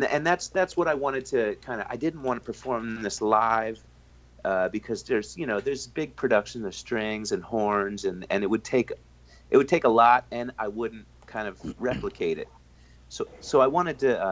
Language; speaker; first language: English; native; English